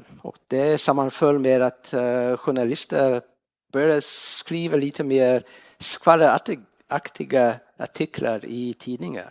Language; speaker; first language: Swedish; non-native, fluent; English